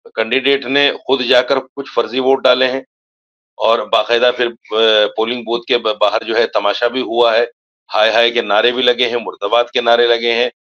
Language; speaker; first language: Hindi; native; Hindi